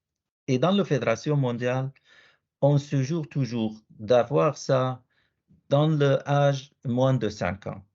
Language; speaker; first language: French; non-native, learner; Arabic